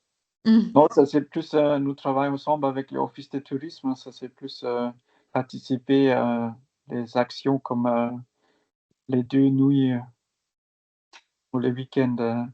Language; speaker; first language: French; non-native, fluent; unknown